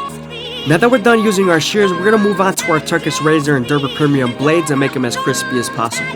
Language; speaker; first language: English; native; English